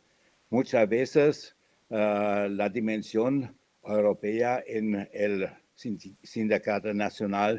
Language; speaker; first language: Spanish; non-native, fluent; German